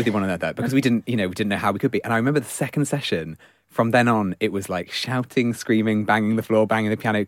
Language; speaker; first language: English; native; English